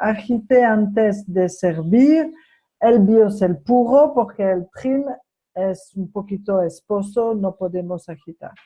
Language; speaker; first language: Spanish; non-native, fluent; French